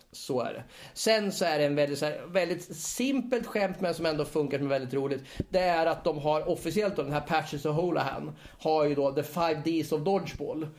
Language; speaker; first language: Swedish; native; Swedish